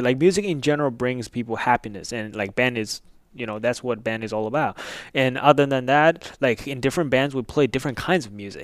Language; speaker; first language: English; non-native, fluent; Chinese